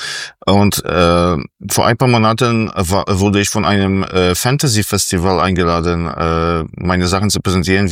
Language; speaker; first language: German; non-native, fluent; Polish